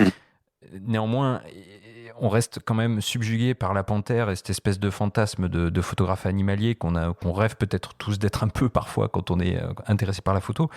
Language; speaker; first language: French; native; French